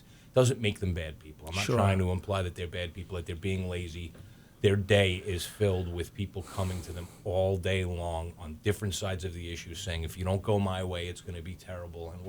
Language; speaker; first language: English; native; English